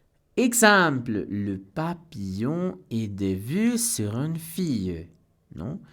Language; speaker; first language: French; non-native, fluent; Spanish